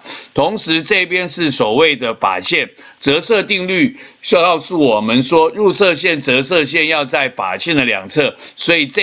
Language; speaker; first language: Chinese; native; Chinese